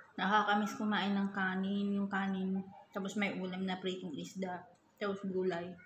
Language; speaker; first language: Filipino; native; Filipino